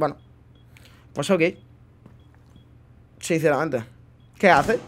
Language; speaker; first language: Spanish; native; Spanish